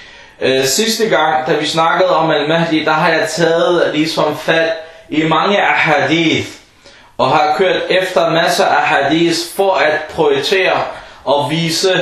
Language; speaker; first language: Danish; early bilingual, other home language; Arabic